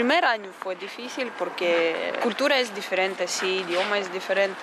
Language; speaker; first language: Spanish; non-native, learner; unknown